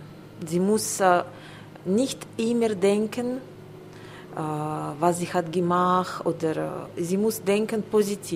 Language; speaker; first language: German; non-native, learner; Russian